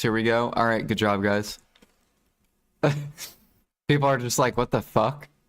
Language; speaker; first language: English; native; English